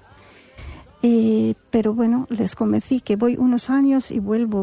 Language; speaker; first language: Spanish; non-native, fluent; Arabic